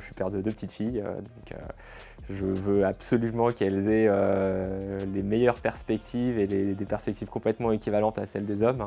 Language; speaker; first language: French; native; French